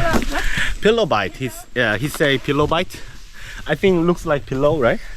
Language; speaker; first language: English; non-native, learner; Korean